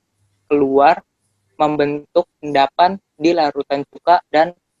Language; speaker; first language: Indonesian; native; Indonesian